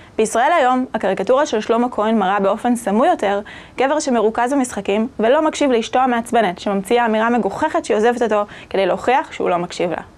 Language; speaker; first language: Hebrew; native; Hebrew